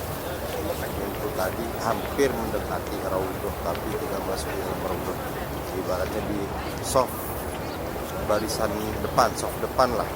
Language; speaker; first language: Indonesian; native; Indonesian